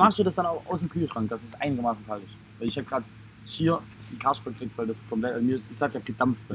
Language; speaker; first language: German; native; German